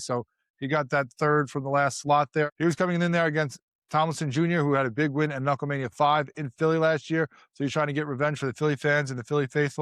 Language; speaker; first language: English; native; English